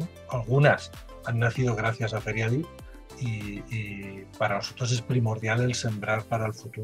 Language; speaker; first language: Spanish; native; Spanish